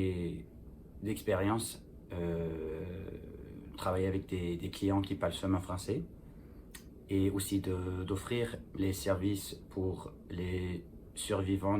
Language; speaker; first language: French; non-native, fluent; English